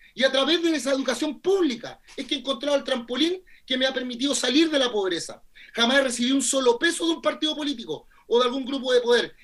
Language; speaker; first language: Spanish; native; Spanish